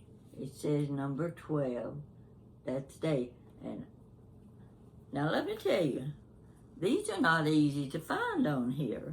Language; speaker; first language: English; native; English